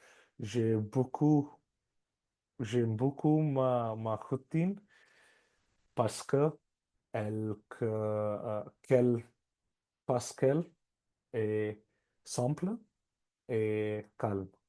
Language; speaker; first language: French; non-native, learner; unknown